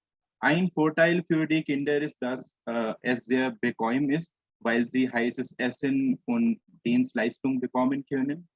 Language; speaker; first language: German; non-native, fluent; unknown